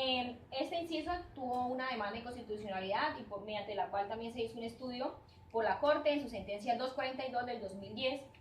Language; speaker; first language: Spanish; native; Spanish